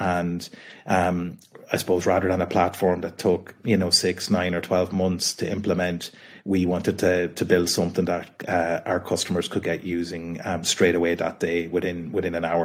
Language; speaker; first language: English; native; English